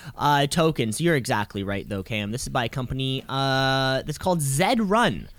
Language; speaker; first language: English; native; English